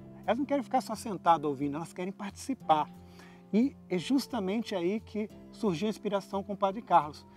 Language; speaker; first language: Portuguese; native; Portuguese